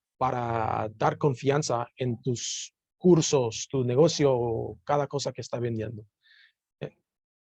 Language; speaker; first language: Spanish; non-native, learner; English